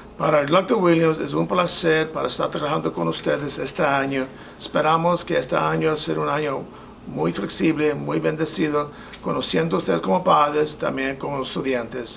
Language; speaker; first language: Spanish; non-native, fluent; English